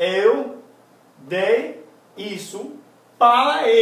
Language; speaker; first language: Portuguese; non-native, fluent; English